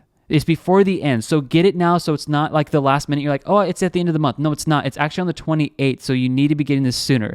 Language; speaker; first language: English; native; English